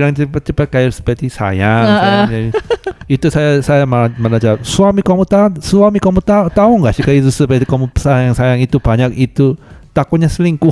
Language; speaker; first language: Indonesian; non-native, fluent; Korean